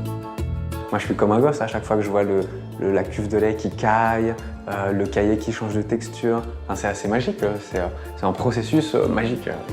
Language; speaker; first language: French; native; French